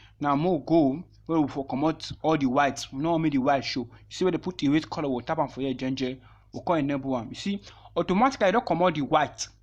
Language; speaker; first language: Nigerian Pidgin; non-native, local second language; Yoruba